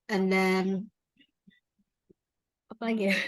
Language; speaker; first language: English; non-native, learner; Indonesian